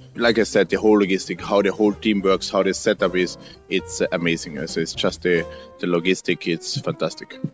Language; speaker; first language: English; non-native, fluent; German